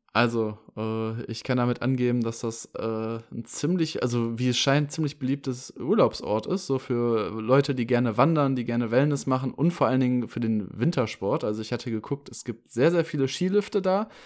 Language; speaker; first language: German; native; German